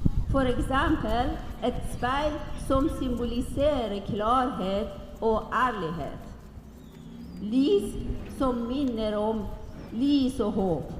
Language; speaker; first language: Norwegian; non-native, fluent; Persian